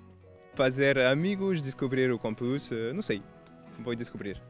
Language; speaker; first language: Portuguese; non-native, learner; French